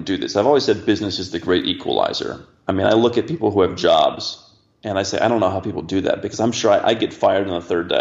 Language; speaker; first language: English; native; English